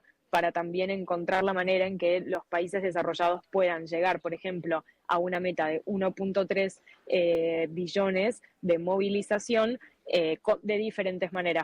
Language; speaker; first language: Spanish; native; Spanish